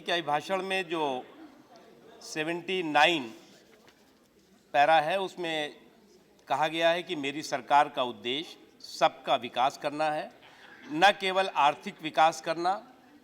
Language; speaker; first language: Hindi; native; Hindi